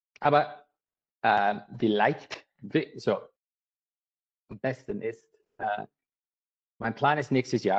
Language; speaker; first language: German; non-native, learner; English